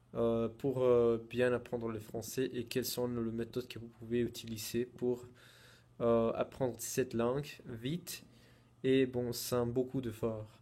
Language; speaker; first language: French; non-native, fluent; Spanish